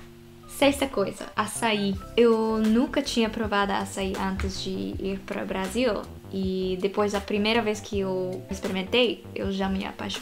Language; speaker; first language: Portuguese; non-native, fluent; Japanese